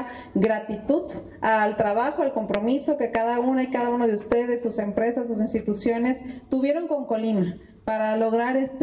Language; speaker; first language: Spanish; native; Spanish